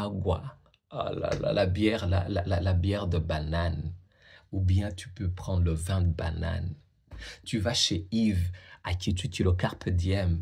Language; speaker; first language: French; native; French